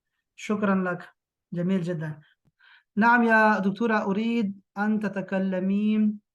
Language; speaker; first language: Arabic; non-native, fluent; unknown